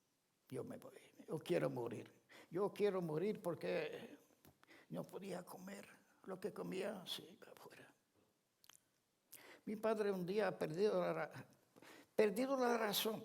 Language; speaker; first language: Spanish; non-native, fluent; Ladino